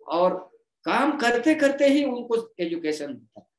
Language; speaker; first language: Hindi; non-native, local second language; Gondi